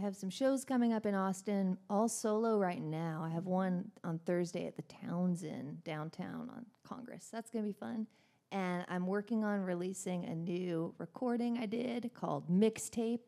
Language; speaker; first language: English; native; English